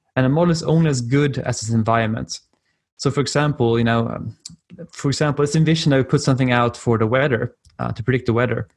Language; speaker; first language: English; non-native, fluent; Swedish